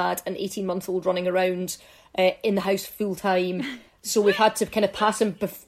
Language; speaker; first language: English; native; English